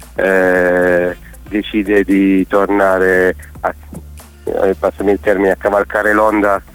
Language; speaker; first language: Italian; native; Italian